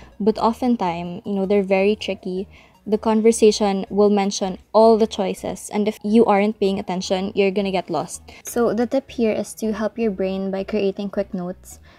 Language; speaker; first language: English; non-native, local second language; Filipino